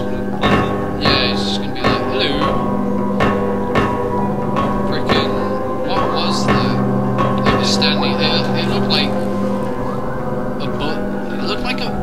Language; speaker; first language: English; native; English